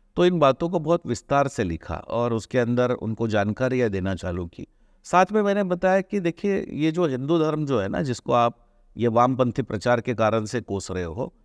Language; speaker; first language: Hindi; non-native, local second language; Marathi